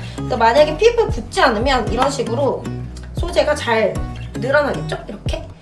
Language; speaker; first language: Korean; native; Korean